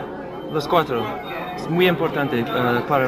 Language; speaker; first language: Spanish; non-native, learner; English